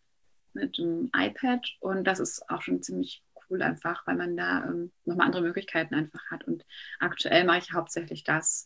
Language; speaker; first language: German; native; German